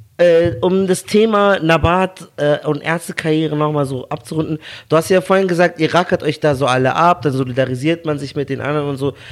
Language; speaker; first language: German; early bilingual, other home language; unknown